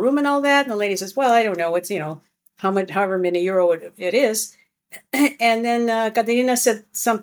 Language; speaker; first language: English; early bilingual, other home language; Greek